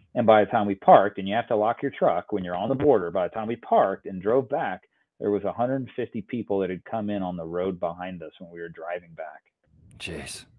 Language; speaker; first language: English; native; English